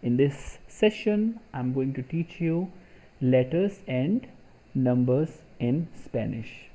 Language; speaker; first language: English; non-native, local second language; Hindi